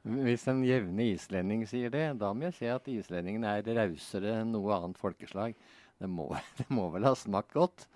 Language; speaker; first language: Norwegian; native; Norwegian